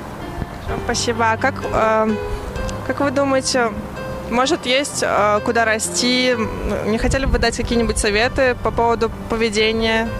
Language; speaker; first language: Russian; native; Russian